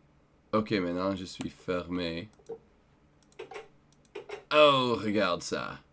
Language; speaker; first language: French; non-native, learner; English